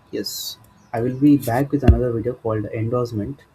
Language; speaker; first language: English; non-native, local second language; Kannada